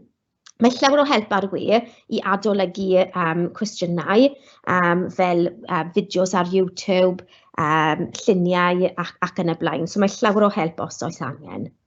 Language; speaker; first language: Welsh; non-native, local second language; English